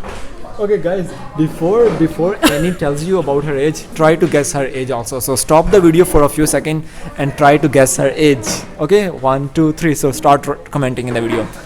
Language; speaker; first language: English; non-native, local second language; Urdu